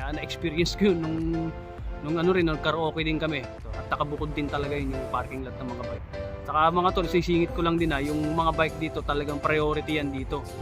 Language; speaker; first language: Filipino; native; Filipino